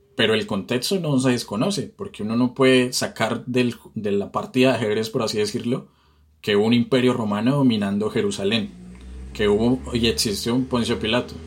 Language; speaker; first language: Spanish; native; Spanish